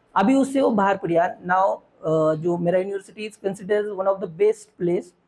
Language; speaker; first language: Hindi; non-native, local second language; Marathi